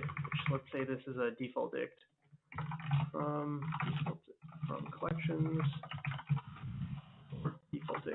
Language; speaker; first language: English; native; English